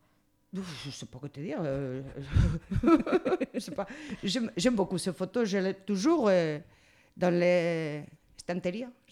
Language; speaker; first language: French; non-native, learner; Spanish